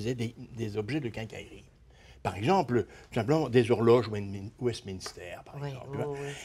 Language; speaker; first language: French; native; French